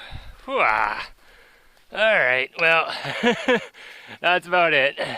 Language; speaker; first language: English; native; English